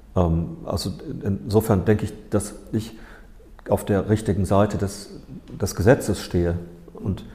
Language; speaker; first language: German; native; German